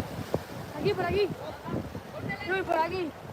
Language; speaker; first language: Spanish; native; Spanish